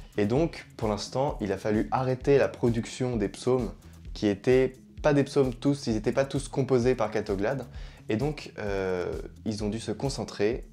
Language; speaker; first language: French; native; French